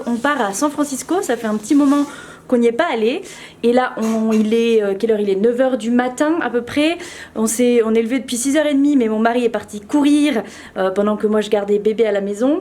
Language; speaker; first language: French; native; French